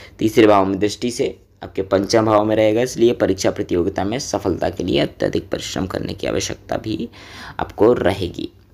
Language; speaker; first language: Hindi; native; Hindi